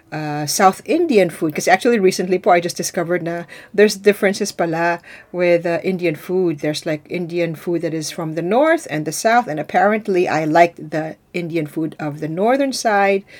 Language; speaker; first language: English; non-native, local second language; Filipino